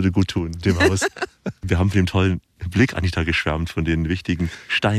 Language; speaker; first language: German; native; German